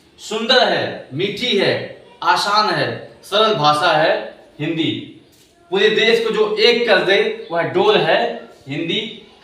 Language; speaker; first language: Hindi; native; Hindi